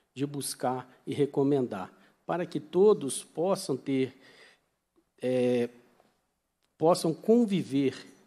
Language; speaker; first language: Portuguese; native; Portuguese